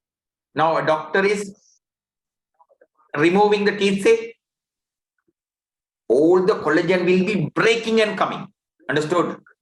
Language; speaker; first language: English; non-native, local second language; Tamil